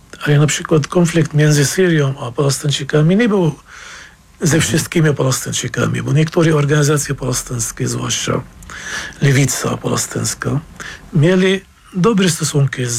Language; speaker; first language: Polish; non-native, fluent; Arabic